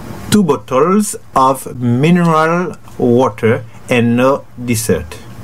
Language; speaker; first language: English; non-native, fluent; French